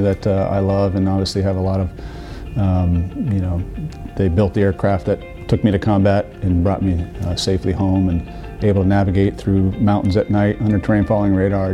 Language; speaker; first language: English; native; English